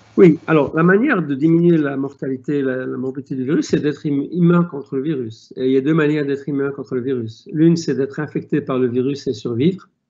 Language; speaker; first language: French; non-native, local second language; Arabic